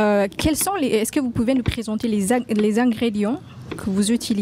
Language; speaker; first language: French; non-native, fluent; Indonesian